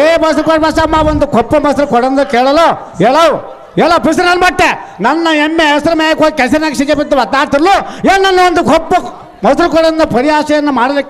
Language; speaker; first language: Kannada; native; Kannada